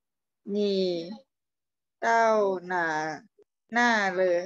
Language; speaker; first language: Chinese; non-native, learner; Thai